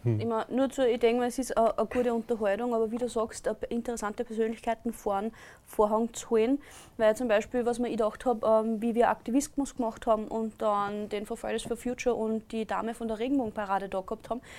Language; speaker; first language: German; native; German